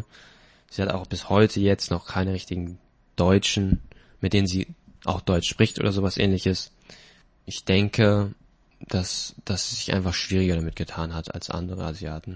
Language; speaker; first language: German; native; German